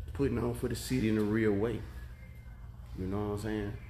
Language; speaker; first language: English; native; English